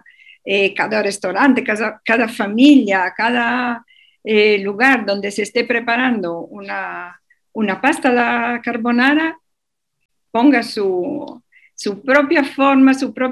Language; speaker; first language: Spanish; non-native, fluent; Italian